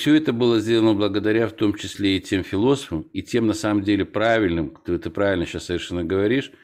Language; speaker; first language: Russian; native; Russian